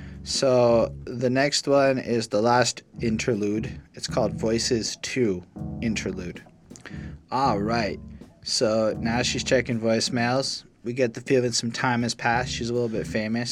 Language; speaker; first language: English; native; English